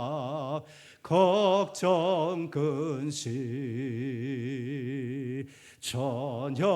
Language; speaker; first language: Korean; native; Korean